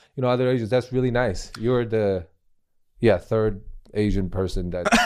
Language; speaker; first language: English; non-native, fluent; Chinese